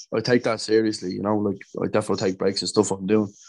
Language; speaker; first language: English; native; English